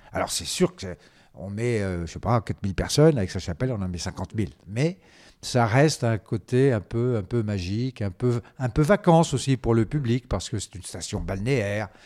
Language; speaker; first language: French; native; French